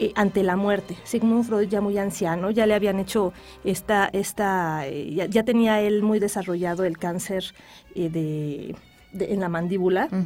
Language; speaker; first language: Spanish; native; Spanish